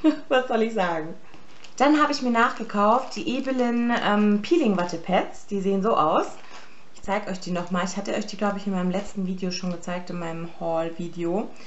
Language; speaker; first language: German; native; German